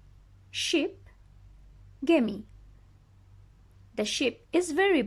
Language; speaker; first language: English; non-native, fluent; Bangla